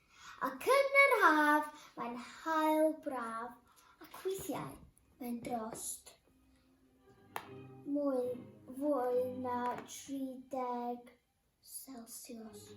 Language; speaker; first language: Welsh; non-native, local second language; English